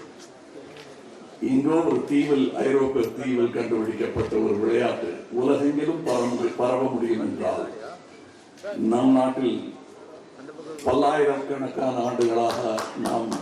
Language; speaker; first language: Tamil; native; Tamil